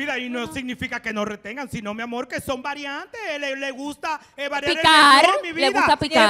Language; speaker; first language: Spanish; native; Spanish